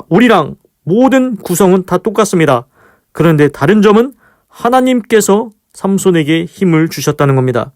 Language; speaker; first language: Korean; native; Korean